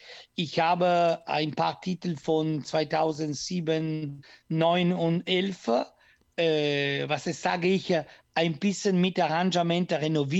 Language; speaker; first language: German; non-native, learner; Italian